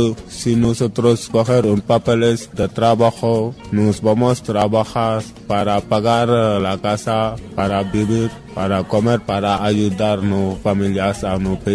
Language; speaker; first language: Spanish; non-native, learner; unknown